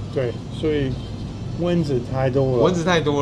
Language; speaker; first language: Chinese; non-native, fluent; English